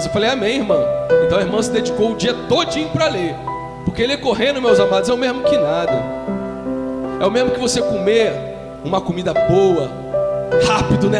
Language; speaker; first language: Portuguese; native; Portuguese